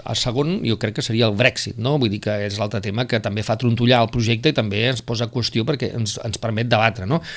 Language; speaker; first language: Catalan; native; Catalan